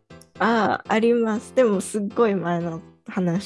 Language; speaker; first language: Japanese; early bilingual, heritage; Japanese